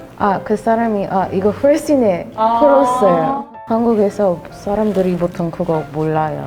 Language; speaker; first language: Korean; non-native, learner; English